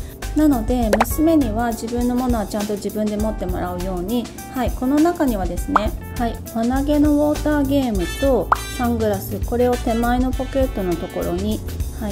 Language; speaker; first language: Japanese; native; Japanese